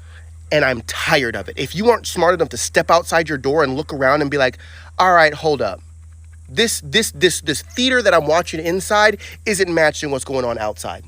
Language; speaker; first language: English; native; English